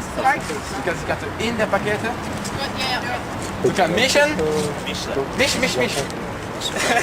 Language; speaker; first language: German; non-native, learner; French